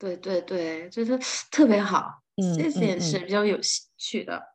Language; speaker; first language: Chinese; non-native, fluent; Korean